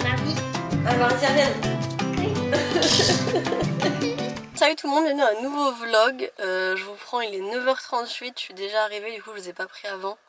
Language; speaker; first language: French; native; French